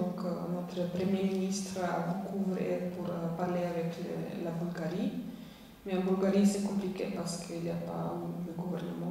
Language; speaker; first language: French; non-native, fluent; Slovenian